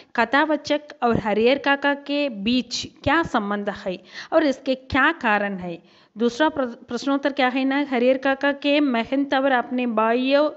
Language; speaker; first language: Hindi; non-native, local second language; Tamil